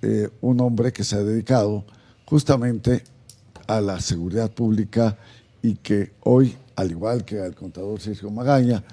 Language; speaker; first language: Spanish; native; Spanish